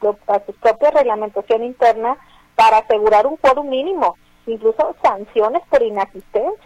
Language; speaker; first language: Spanish; native; Spanish